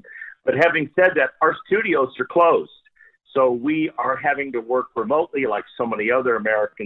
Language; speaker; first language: English; native; English